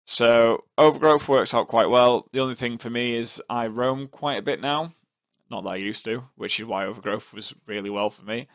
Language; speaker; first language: English; native; English